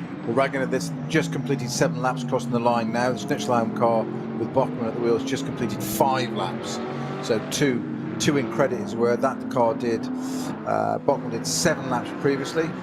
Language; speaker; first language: English; native; English